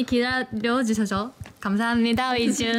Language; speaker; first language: Korean; non-native, fluent; Japanese